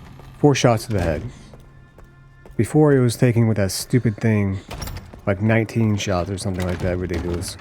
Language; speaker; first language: English; native; English